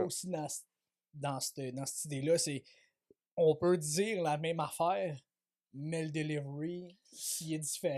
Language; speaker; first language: French; native; French